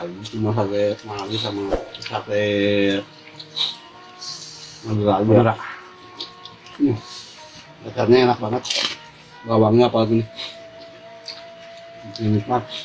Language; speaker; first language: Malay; non-native, local second language; Sundanese